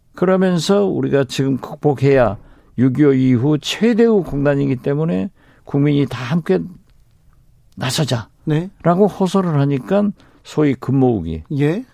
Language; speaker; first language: Korean; native; Korean